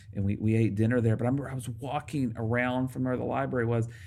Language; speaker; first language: English; native; English